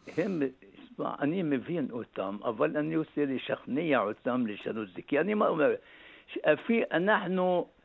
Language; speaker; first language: Hebrew; non-native, local second language; Arabic